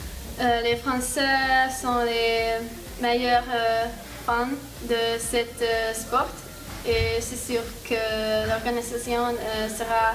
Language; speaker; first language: French; non-native, fluent; Hungarian